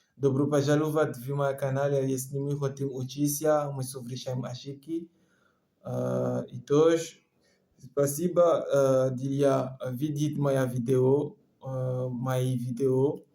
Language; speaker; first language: Russian; non-native, learner; French